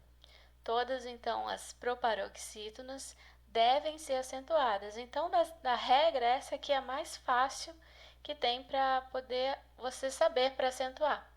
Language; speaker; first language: Portuguese; native; Portuguese